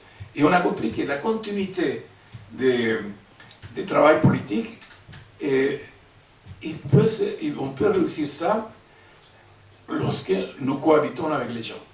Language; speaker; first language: French; non-native, fluent; Spanish